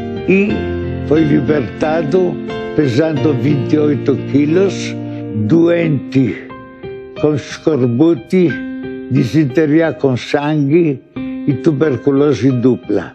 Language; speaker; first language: Portuguese; non-native, fluent; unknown